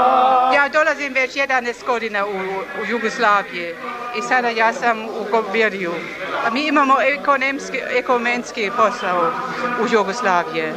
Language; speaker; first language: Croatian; non-native, learner; German